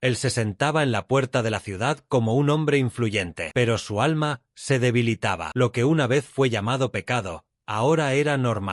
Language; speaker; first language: Spanish; native; Spanish